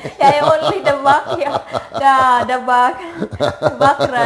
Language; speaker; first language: English; non-native, learner; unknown